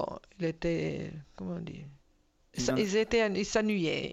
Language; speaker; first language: French; non-native, fluent; Italian